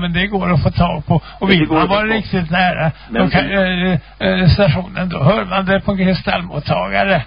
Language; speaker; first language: Swedish; native; Swedish